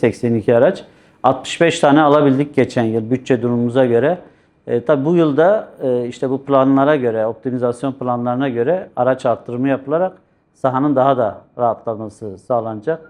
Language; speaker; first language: Turkish; native; Turkish